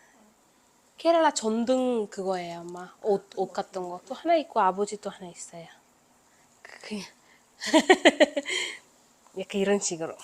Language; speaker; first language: Korean; non-native, learner; Malayalam